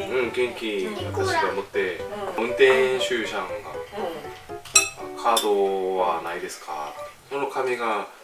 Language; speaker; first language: Japanese; non-native, learner; Korean